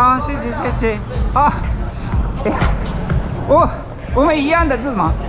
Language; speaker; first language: Chinese; non-native, learner; Japanese